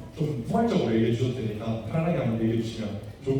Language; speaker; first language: Korean; native; Korean